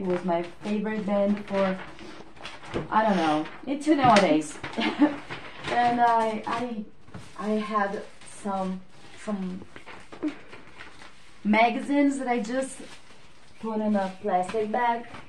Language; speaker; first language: English; non-native, learner; Portuguese